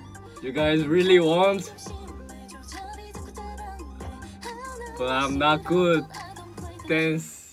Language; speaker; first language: English; non-native, learner; Korean